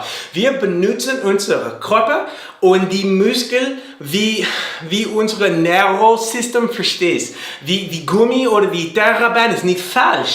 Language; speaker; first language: German; non-native, learner; English